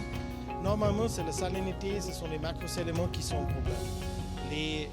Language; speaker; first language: French; non-native, learner; German